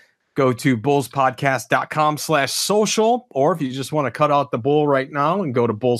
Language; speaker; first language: English; native; English